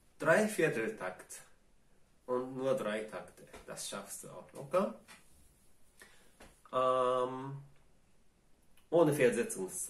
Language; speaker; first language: German; non-native, fluent; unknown